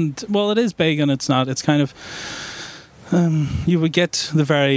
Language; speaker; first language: English; native; English